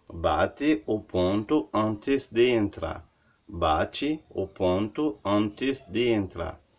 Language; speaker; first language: Portuguese; non-native, learner; Haitian Creole